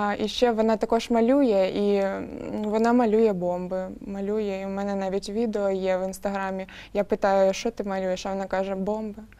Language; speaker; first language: Ukrainian; non-native, local second language; Russian